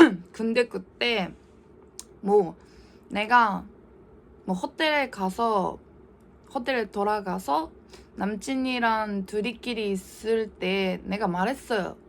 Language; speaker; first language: Korean; non-native, learner; Japanese